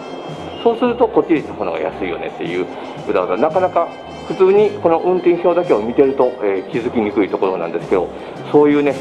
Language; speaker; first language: Japanese; native; Japanese